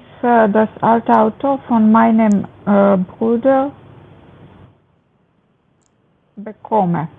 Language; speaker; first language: German; non-native, learner; Macedonian